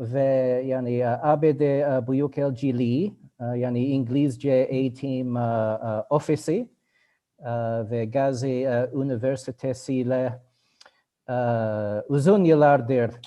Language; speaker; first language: Turkish; non-native, learner; English